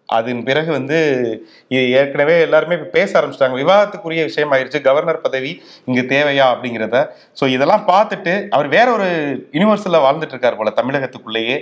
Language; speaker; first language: Tamil; native; Tamil